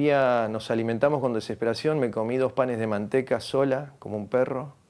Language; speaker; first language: Spanish; native; Spanish